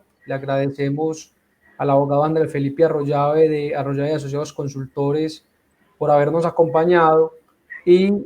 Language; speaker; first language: Spanish; native; Spanish